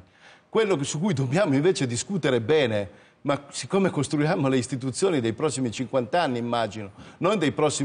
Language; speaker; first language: Italian; native; Italian